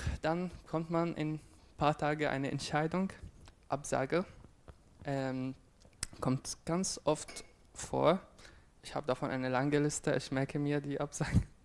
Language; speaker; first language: German; non-native, fluent; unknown